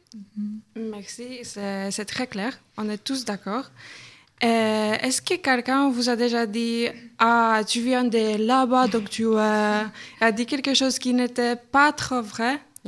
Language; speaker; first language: French; non-native, fluent; Polish